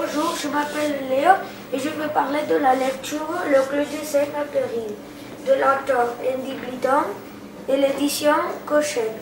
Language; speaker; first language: French; non-native, learner; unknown